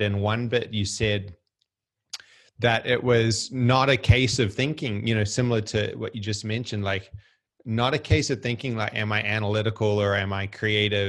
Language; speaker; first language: English; native; English